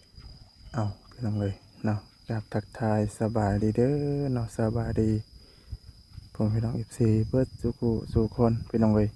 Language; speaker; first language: Thai; non-native, local second language; Lao